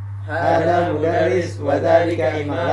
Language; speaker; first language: Arabic; non-native, learner; Indonesian